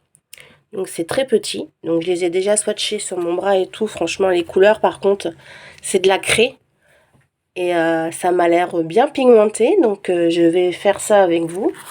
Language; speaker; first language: French; native; French